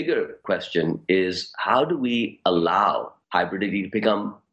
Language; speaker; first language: English; early bilingual, other home language; Urdu